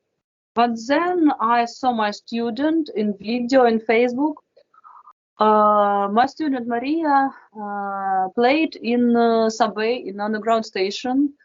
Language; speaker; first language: English; non-native, fluent; Russian